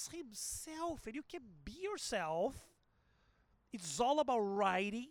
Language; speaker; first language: English; non-native, fluent; Portuguese